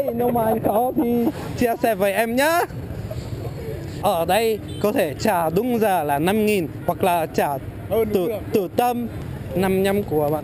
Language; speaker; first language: Vietnamese; non-native, fluent; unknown